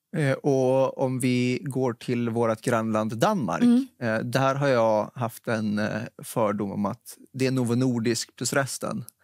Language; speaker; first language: Swedish; native; Swedish